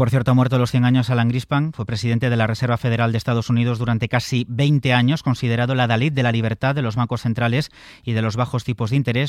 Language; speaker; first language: Spanish; native; Spanish